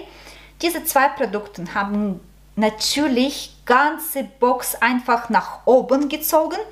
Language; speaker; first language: German; non-native, learner; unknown